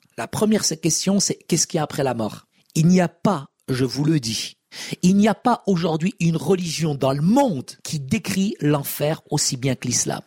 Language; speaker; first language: French; non-native, local second language; Arabic